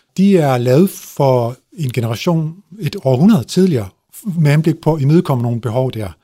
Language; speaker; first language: Danish; early bilingual, other home language; Turkish